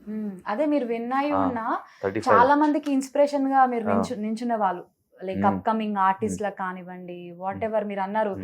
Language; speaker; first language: Telugu; native; Telugu